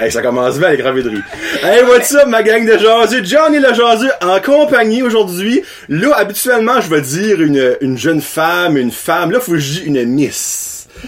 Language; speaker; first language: French; native; French